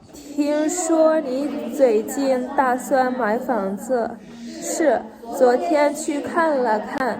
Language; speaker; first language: Chinese; non-native, learner; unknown